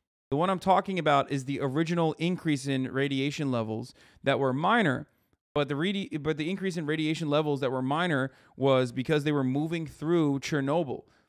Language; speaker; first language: English; early bilingual, other home language; Turkish